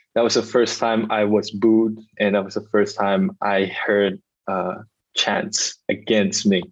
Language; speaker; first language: English; non-native, local second language; Filipino